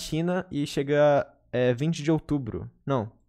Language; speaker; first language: Portuguese; native; Portuguese